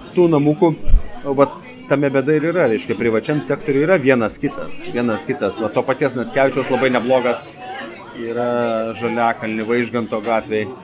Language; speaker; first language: Lithuanian; native; Lithuanian